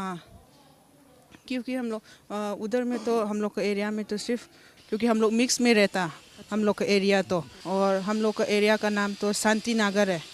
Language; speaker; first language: Hindi; non-native, local second language; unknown